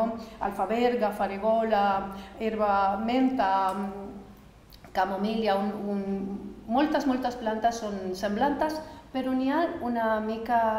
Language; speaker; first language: Catalan; non-native, fluent; Romanian